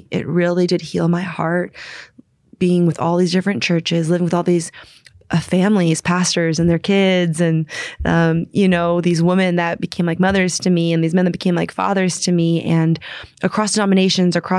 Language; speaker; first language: English; native; English